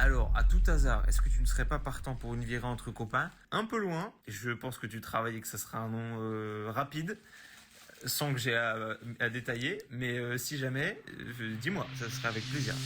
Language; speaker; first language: French; native; French